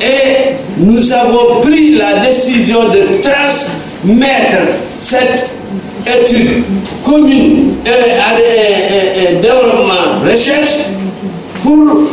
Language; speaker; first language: French; non-native, local second language; Wolof